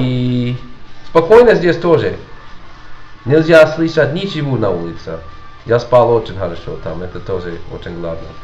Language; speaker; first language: Russian; non-native, learner; English